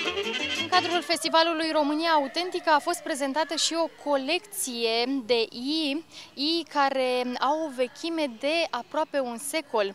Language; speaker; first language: Romanian; native; Romanian